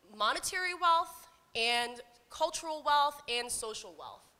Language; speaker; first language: English; native; English